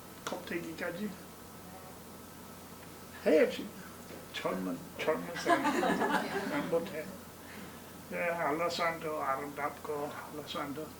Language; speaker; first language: Korean; non-native, learner; English